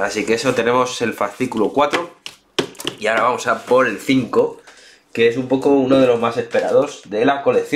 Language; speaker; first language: Spanish; native; Spanish